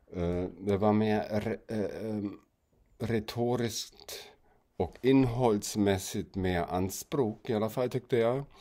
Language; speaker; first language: Swedish; non-native, fluent; German